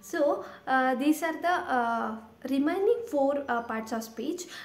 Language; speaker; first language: English; non-native, local second language; Kannada